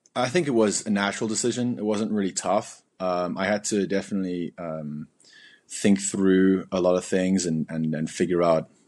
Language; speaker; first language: English; native; English